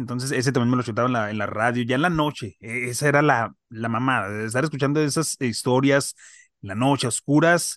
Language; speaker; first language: Spanish; native; Spanish